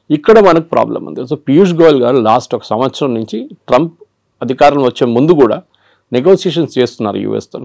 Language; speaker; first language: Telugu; non-native, local second language; Malayalam